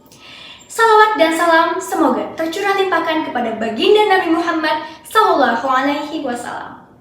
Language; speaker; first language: Indonesian; native; Indonesian